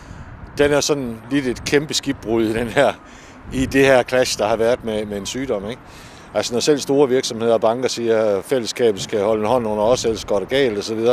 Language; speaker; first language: Danish; native; Danish